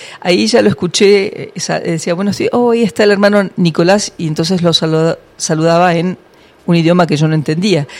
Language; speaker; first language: Spanish; early bilingual, other home language; English